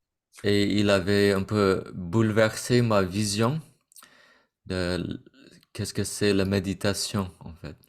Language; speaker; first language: French; non-native, fluent; Vietnamese